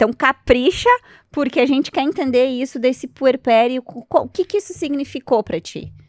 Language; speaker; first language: Portuguese; native; Portuguese